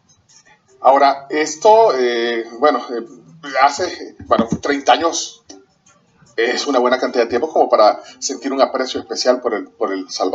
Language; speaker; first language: Spanish; native; Spanish